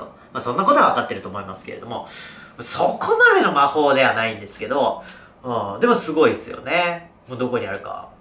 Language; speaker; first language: Japanese; native; Japanese